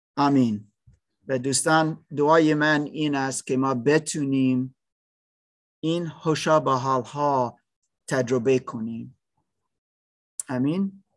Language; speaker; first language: Persian; non-native, learner; English